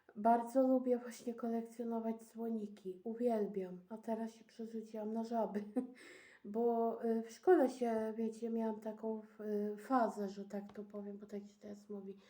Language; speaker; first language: Polish; native; Polish